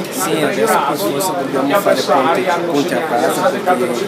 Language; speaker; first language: Italian; non-native, fluent; Portuguese